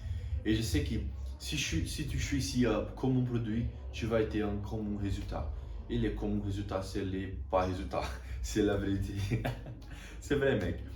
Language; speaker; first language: French; non-native, learner; Portuguese